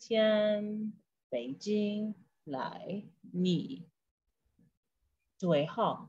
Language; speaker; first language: Chinese; non-native, learner; English